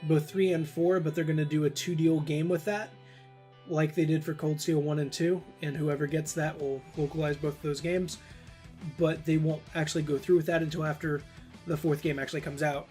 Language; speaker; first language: English; native; English